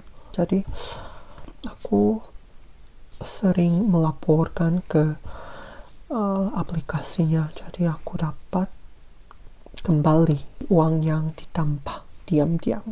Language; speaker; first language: Indonesian; non-native, fluent; Korean